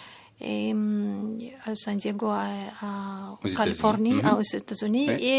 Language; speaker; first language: French; non-native, fluent; Tajik